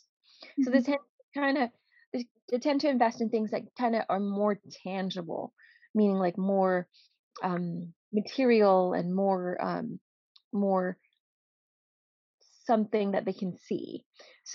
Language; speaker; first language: English; native; English